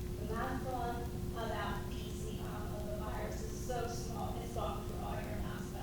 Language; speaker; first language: English; early bilingual, other home language; Italian